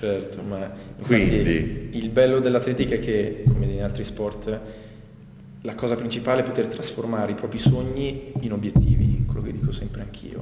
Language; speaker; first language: Italian; native; Italian